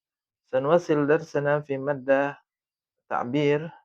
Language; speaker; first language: Arabic; non-native, fluent; Indonesian